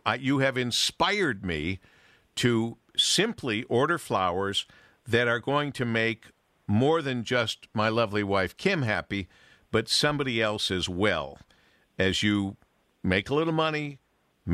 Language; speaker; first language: English; native; English